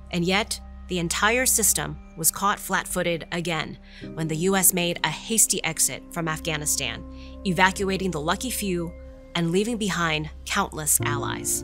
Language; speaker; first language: English; native; English